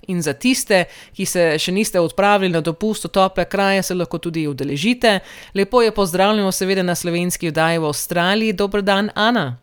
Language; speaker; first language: Slovenian; early bilingual, heritage; Slovenian